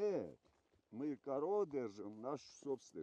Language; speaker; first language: Russian; non-native, local second language; Armenian